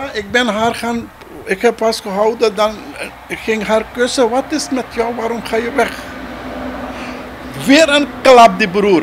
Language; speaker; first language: Dutch; non-native, local second language; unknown